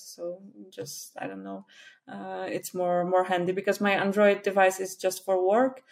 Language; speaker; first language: English; non-native, fluent; Polish